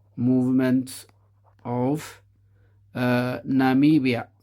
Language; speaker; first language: English; non-native, local second language; Amharic